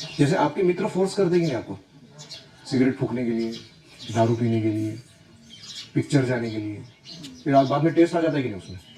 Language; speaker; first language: Hindi; non-native, local second language; Marathi